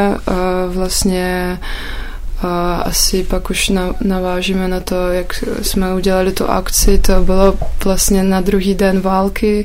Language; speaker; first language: Czech; non-native, fluent; Russian